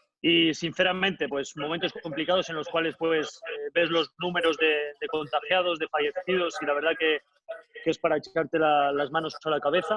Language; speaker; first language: Spanish; native; Spanish